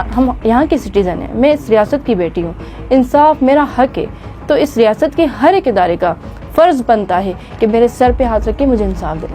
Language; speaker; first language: Urdu; non-native, local second language; Sindhi